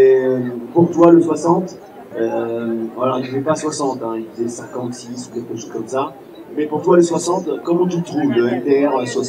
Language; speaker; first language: French; non-native, local second language; Arabic